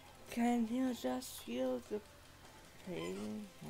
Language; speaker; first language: English; non-native, learner; German